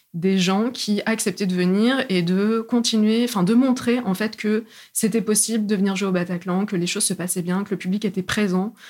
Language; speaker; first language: French; native; French